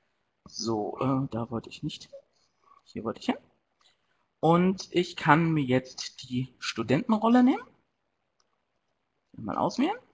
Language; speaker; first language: German; native; German